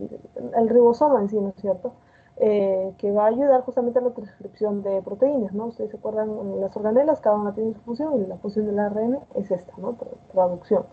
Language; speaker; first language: Spanish; native; Spanish